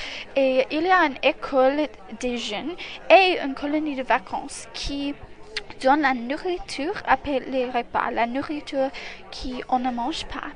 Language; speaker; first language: French; non-native, learner; English